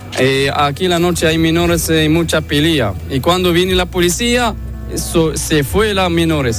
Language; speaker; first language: Spanish; non-native, learner; Arabic